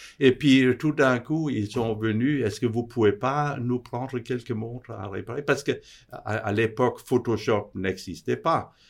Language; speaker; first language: French; non-native, fluent; Danish